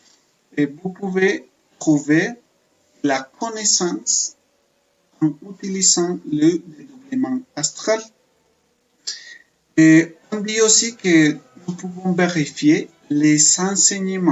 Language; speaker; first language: French; non-native, fluent; Spanish